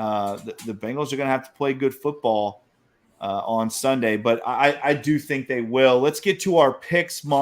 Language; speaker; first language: English; native; English